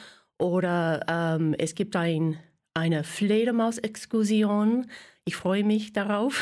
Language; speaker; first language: German; non-native, fluent; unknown